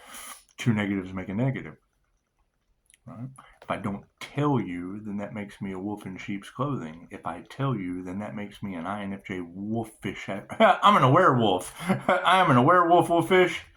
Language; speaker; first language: English; native; English